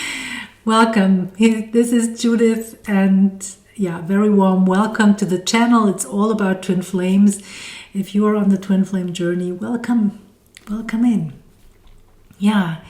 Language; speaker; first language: English; non-native, fluent; German